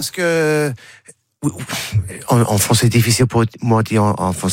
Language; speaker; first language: French; non-native, learner; English